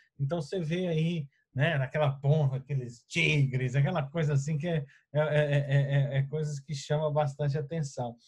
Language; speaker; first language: Portuguese; native; Portuguese